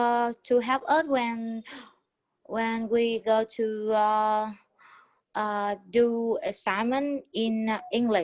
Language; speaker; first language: English; non-native, learner; Vietnamese